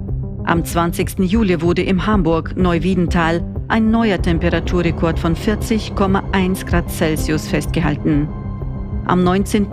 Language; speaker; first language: German; native; German